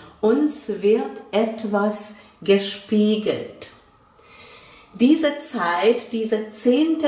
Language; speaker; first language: German; non-native, fluent; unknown